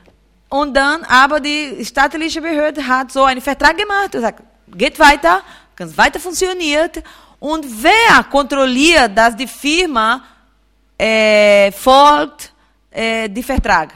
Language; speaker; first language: German; non-native, fluent; Portuguese